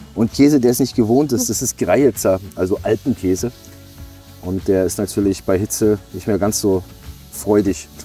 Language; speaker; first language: German; native; German